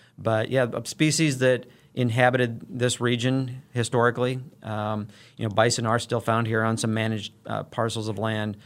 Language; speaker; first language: English; native; English